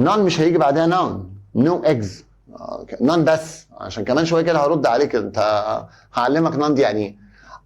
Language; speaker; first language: Arabic; native; Arabic